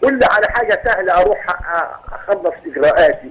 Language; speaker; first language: Arabic; native; Arabic